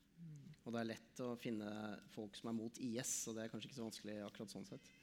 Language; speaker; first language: Norwegian; native; Norwegian